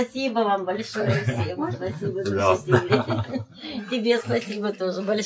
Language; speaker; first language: Russian; native; Russian